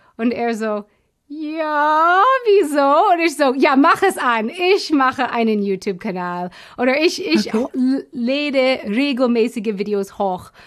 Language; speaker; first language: German; non-native, fluent; English